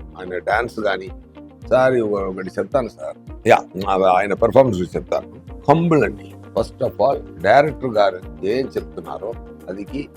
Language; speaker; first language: Telugu; non-native, learner; Tamil